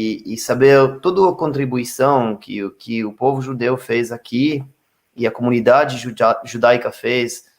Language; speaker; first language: Portuguese; non-native, fluent; Hebrew